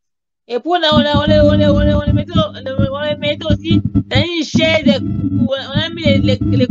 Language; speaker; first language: French; non-native, learner; Portuguese